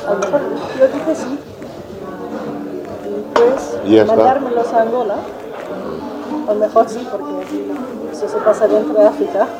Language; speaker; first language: Spanish; non-native, fluent; German